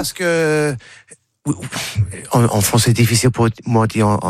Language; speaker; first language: French; non-native, learner; English